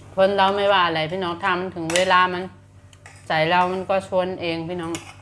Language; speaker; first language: Thai; native; Thai